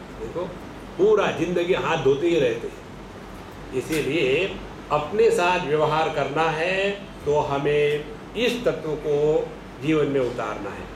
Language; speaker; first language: Hindi; non-native, local second language; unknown